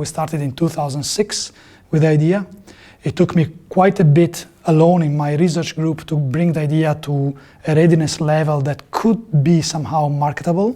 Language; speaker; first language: English; non-native, fluent; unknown